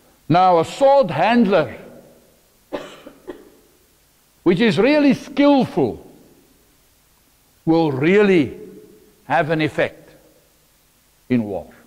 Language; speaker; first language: English; non-native, local second language; Afrikaans